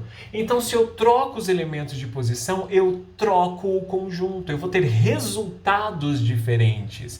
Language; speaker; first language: Portuguese; native; Portuguese